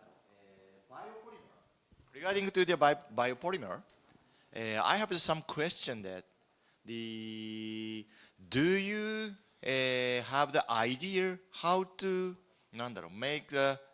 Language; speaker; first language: English; non-native, learner; Japanese